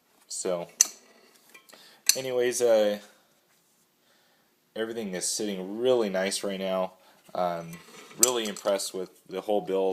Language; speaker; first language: English; native; English